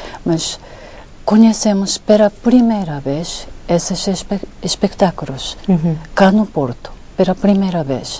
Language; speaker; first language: Portuguese; non-native, fluent; Japanese